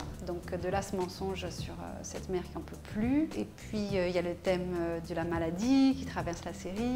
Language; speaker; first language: French; native; French